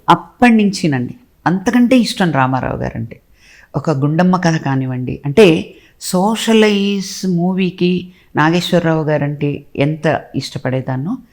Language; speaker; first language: Telugu; native; Telugu